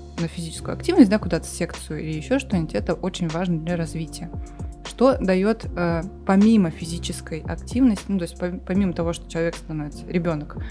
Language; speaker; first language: Russian; native; Russian